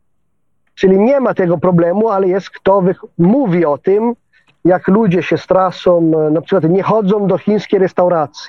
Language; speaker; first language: Polish; non-native, fluent; Italian